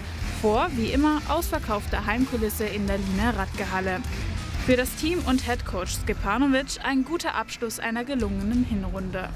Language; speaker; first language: German; native; German